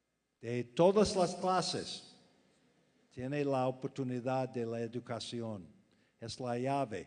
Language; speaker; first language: Spanish; non-native, fluent; English